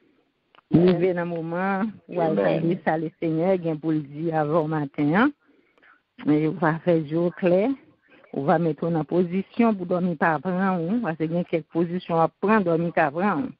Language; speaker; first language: French; non-native, local second language; Haitian Creole